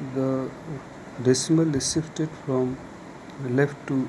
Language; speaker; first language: English; non-native, local second language; Hindi